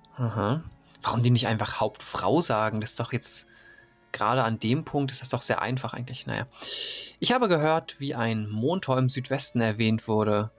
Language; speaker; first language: German; native; German